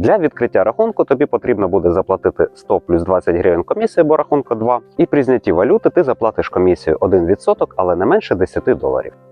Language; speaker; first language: Ukrainian; native; Ukrainian